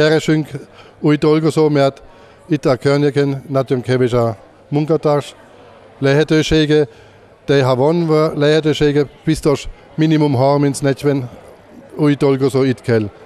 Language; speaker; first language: Hungarian; non-native, learner; German